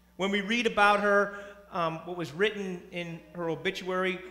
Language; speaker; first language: English; native; English